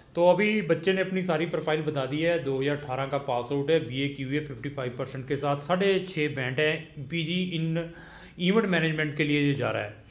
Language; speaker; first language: Hindi; non-native, local second language; Punjabi